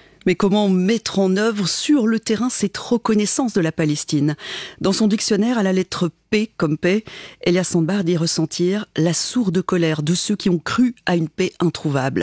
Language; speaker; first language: French; native; French